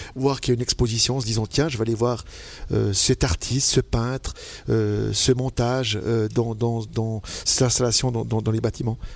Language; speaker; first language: French; native; French